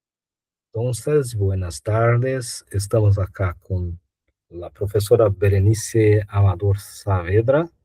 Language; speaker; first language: Spanish; non-native, fluent; Portuguese